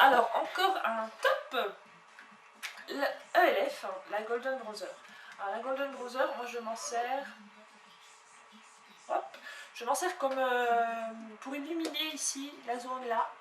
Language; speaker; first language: French; native; French